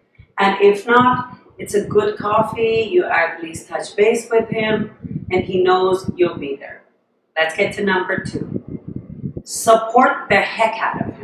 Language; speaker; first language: English; non-native, fluent; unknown